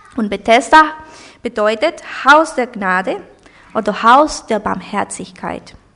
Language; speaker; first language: German; early bilingual, heritage; German